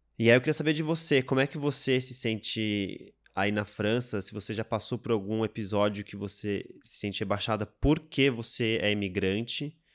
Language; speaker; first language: Portuguese; native; Portuguese